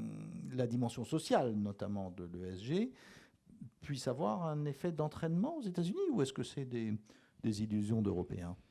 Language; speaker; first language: French; native; French